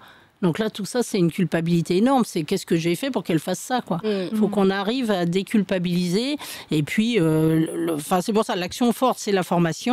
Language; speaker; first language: French; native; French